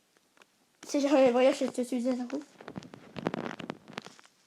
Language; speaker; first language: French; native; French